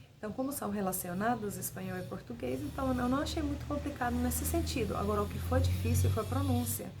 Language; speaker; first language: Portuguese; non-native, fluent; Finnish